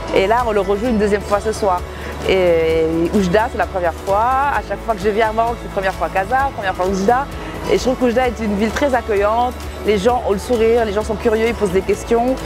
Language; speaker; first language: French; non-native, local second language; Wolof